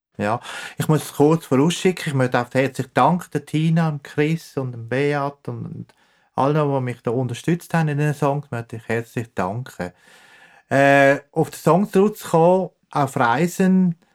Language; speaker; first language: German; native; German